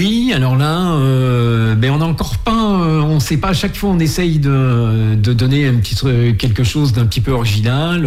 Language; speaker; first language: French; native; French